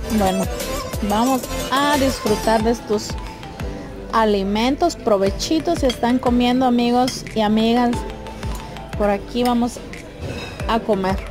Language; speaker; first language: Spanish; native; Spanish